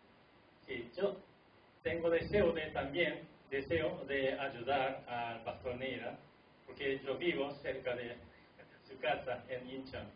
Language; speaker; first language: Spanish; non-native, fluent; Korean